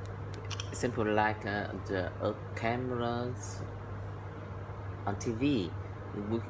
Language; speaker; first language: English; non-native, learner; Vietnamese